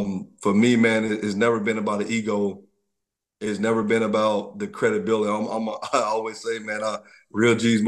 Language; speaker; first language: English; native; English